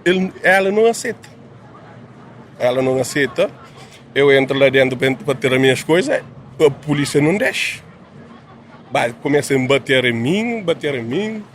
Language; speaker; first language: Portuguese; non-native, local second language; Kabuverdianu